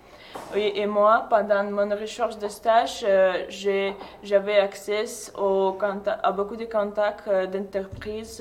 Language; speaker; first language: French; non-native, fluent; Russian